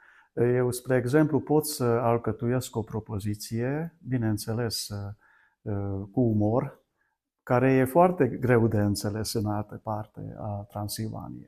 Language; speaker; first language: Romanian; non-native, local second language; Hungarian